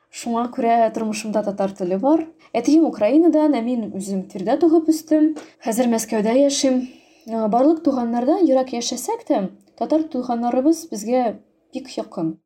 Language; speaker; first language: Tatar; non-native, learner; Russian